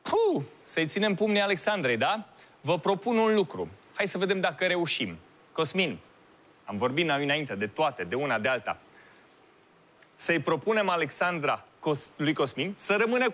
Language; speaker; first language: Romanian; native; Romanian